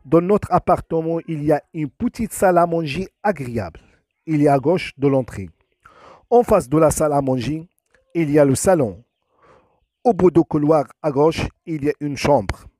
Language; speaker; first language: French; non-native, local second language; Arabic